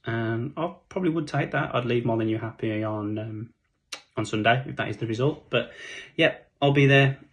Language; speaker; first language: English; native; English